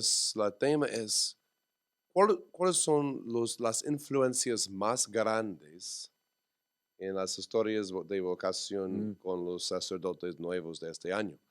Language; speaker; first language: Spanish; non-native, learner; English